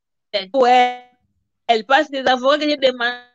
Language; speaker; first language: French; non-native, learner; Portuguese